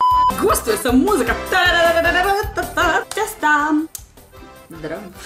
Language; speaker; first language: Portuguese; non-native, learner; Russian